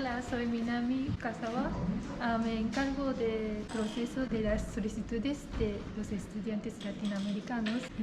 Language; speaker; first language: Spanish; non-native, fluent; Japanese